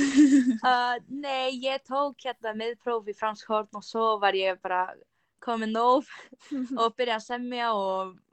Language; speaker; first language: Icelandic; early bilingual, other home language; Portuguese